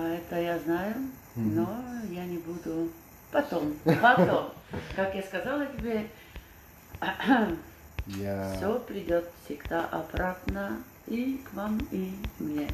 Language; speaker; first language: Russian; non-native, fluent; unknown